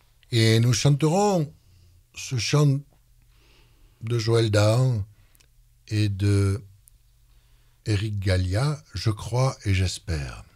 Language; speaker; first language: French; native; French